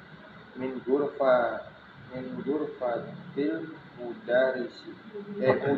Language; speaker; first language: Arabic; non-native, learner; Indonesian